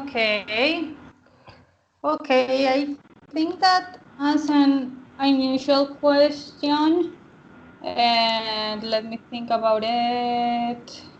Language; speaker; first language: English; non-native, learner; Spanish